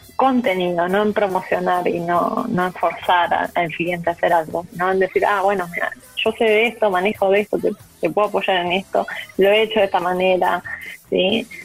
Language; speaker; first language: Spanish; native; Spanish